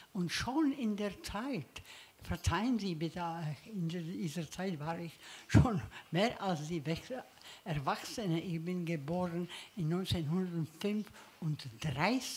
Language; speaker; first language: German; non-native, learner; Czech